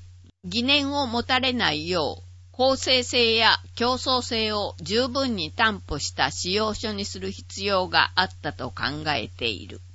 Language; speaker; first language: Japanese; native; Japanese